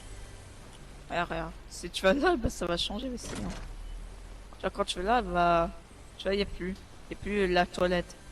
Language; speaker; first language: French; native; French